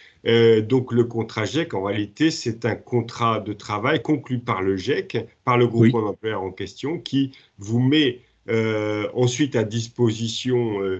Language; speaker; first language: French; native; French